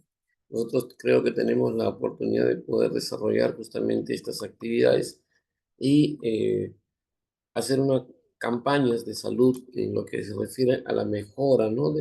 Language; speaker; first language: Spanish; native; Spanish